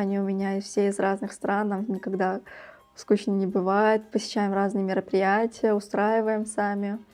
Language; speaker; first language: Russian; early bilingual, other home language; Tajik